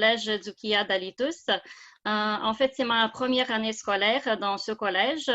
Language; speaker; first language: French; non-native, fluent; Lithuanian